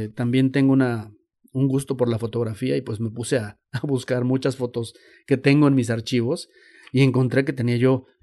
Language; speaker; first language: Spanish; native; Spanish